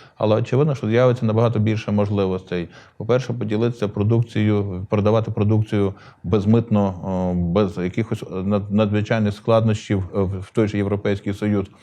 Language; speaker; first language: Ukrainian; native; Ukrainian